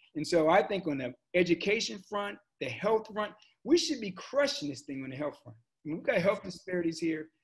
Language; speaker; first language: English; native; English